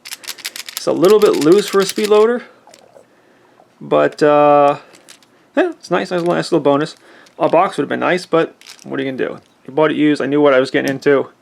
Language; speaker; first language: English; native; English